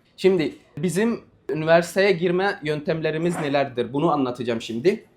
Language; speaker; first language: Turkish; non-native, fluent; Arabic